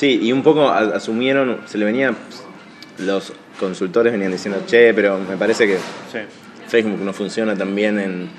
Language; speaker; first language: Spanish; native; Spanish